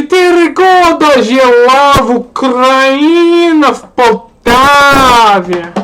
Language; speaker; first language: Russian; non-native, learner; English